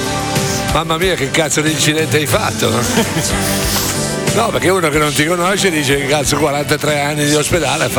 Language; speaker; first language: Italian; native; Italian